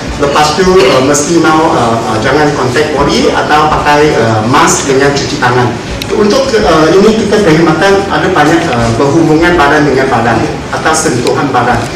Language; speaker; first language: Malay; non-native, local second language; Chinese